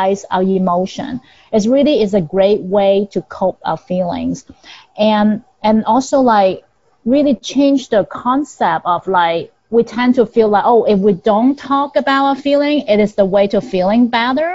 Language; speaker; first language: English; non-native, local second language; Cantonese